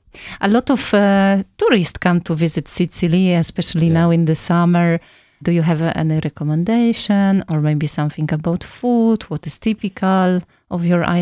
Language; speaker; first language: English; non-native, fluent; Polish